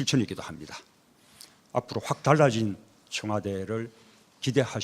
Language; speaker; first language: Korean; native; Korean